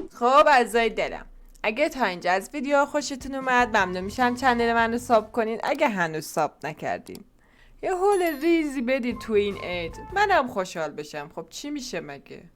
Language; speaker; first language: Persian; non-native, local second language; Azerbaijani